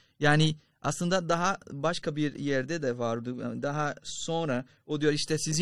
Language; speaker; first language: Turkish; non-native, fluent; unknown